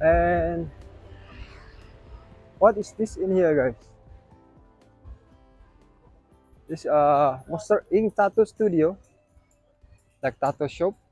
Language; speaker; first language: English; non-native, learner; Indonesian